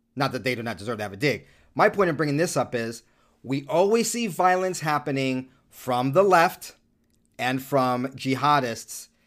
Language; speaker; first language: English; native; English